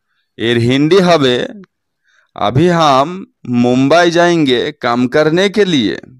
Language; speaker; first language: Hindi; non-native, fluent; Bangla